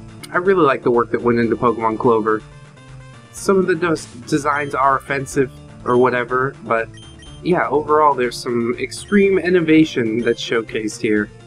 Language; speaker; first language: English; native; English